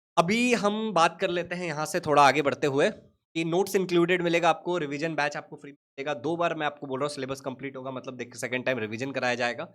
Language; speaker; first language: Hindi; native; Hindi